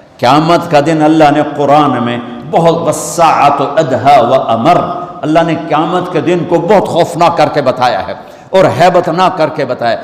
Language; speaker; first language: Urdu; non-native, local second language; Punjabi